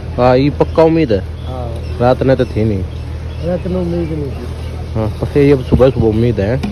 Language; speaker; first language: Hindi; native; Hindi